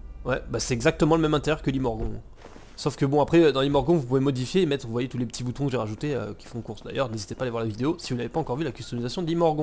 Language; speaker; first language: French; native; French